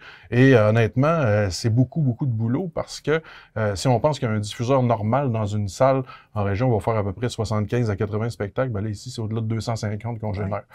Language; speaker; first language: French; native; French